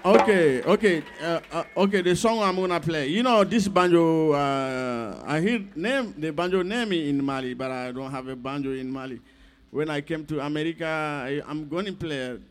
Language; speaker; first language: English; non-native, learner; Bambara